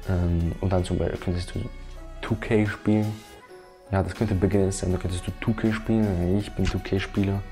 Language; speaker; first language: German; native; German